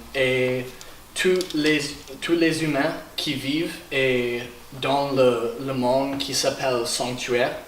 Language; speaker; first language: French; non-native, learner; English